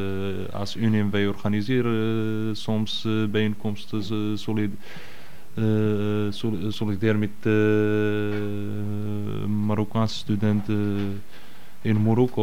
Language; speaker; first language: Dutch; non-native, fluent; Arabic